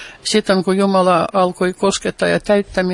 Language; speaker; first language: Finnish; non-native, fluent; Russian